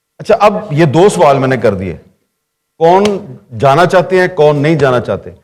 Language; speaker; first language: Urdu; native; Urdu